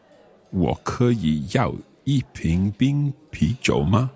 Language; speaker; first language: Chinese; non-native, learner; English